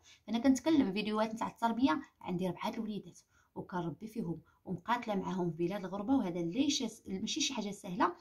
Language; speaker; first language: Arabic; native; Arabic